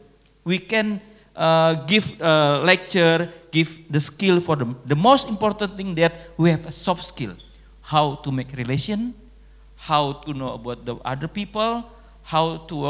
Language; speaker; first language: English; non-native, local second language; Indonesian